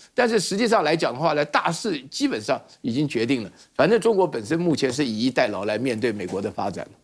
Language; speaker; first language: Chinese; native; Chinese